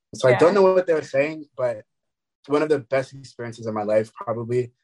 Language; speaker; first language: English; early bilingual, other home language; French